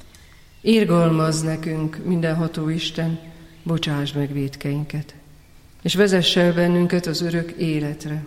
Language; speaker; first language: Hungarian; native; Hungarian